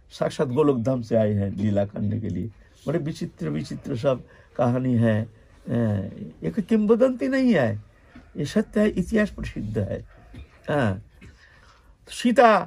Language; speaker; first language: Hindi; non-native, local second language; Bangla